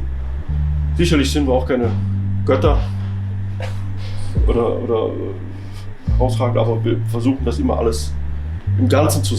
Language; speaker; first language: German; native; German